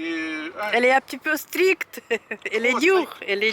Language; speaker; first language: French; non-native, fluent; Russian